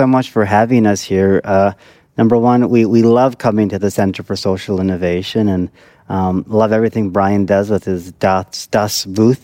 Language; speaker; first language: English; native; English